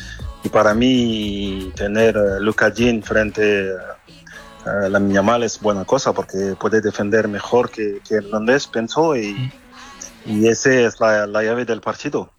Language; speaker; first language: Spanish; non-native, fluent; French